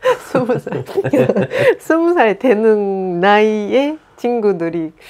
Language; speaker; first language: Korean; non-native, fluent; Japanese